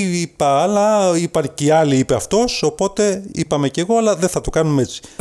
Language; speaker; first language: Greek; native; Greek